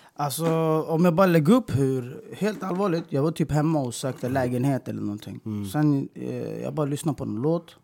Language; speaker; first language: Swedish; early bilingual, other home language; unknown